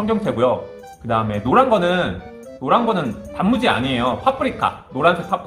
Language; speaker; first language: Korean; native; Korean